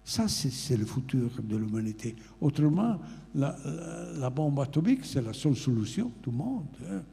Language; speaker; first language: French; non-native, fluent; Italian